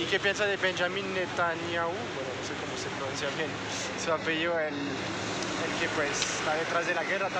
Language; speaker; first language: Spanish; non-native, fluent; French